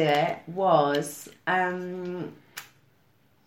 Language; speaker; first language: English; native; English